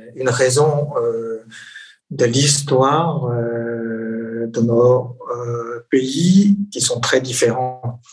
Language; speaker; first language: French; non-native, fluent; Chinese